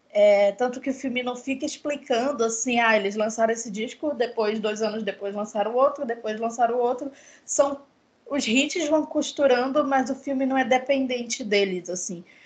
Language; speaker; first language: Portuguese; native; Portuguese